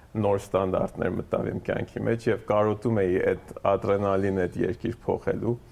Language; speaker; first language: Armenian; early bilingual, heritage; Armenian